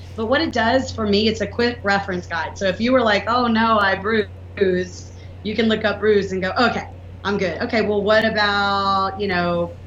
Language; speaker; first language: English; native; English